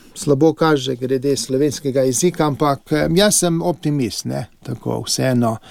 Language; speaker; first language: Slovenian; early bilingual, heritage; English